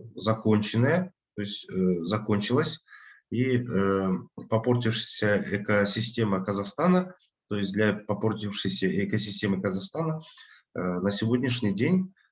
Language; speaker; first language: Russian; non-native, local second language; Kazakh